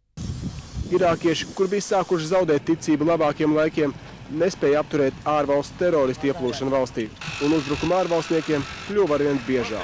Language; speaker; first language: Latvian; native; Latvian